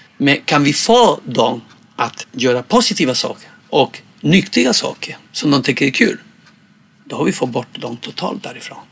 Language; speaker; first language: Swedish; non-native, fluent; Spanish